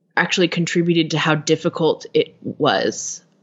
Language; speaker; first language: English; native; English